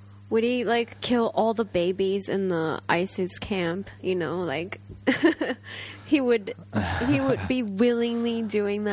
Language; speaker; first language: English; non-native, fluent; Japanese